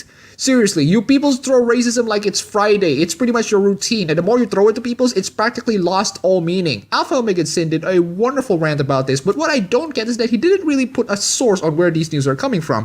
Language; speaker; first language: English; non-native, fluent; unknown